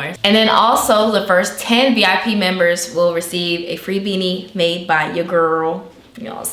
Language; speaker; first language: English; native; English